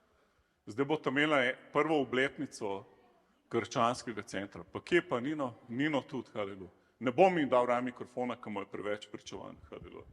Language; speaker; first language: Slovenian; native; Slovenian